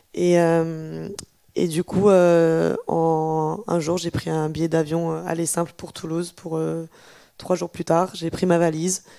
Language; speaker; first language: French; native; French